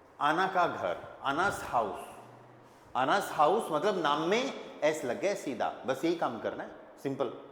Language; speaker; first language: Hindi; native; Hindi